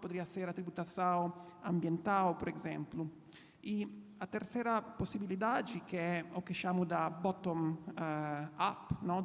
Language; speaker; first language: Portuguese; non-native, fluent; Italian